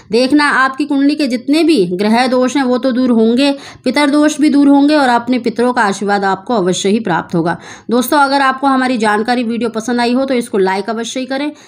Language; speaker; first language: Hindi; native; Hindi